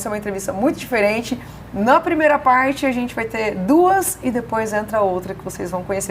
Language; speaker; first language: Portuguese; native; Portuguese